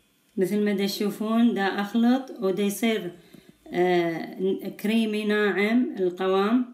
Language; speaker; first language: Arabic; native; Arabic